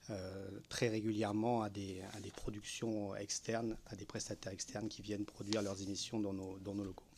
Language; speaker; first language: French; native; French